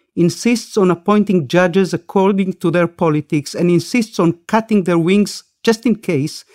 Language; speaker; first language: English; early bilingual, other home language; Spanish